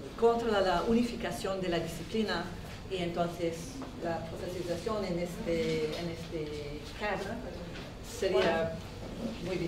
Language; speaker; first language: Spanish; non-native, fluent; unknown